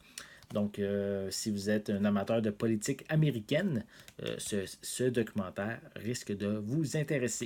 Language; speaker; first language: French; native; French